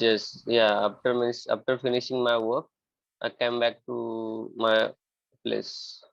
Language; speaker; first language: English; non-native, local second language; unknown